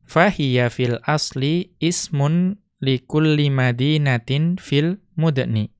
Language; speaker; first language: Arabic; non-native, fluent; Indonesian